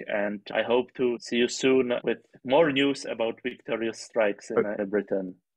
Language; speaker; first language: English; non-native, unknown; Czech